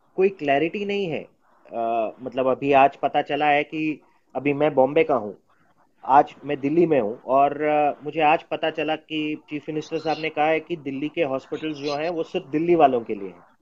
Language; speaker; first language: Hindi; non-native, local second language; Gujarati